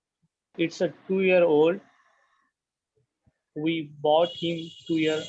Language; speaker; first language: English; non-native, learner; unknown